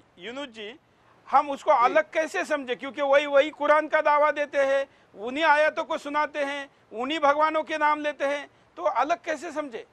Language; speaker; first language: Hindi; native; Hindi